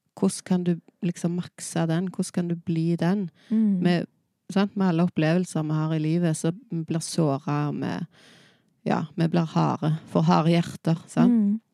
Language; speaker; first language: Norwegian; native; Norwegian